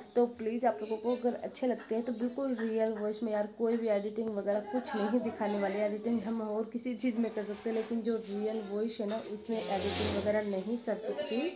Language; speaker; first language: Hindi; native; Hindi